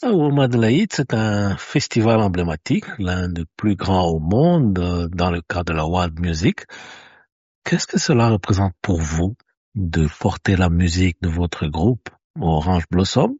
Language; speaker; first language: French; native; French